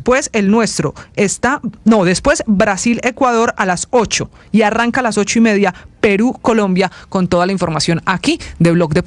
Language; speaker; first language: Spanish; native; Spanish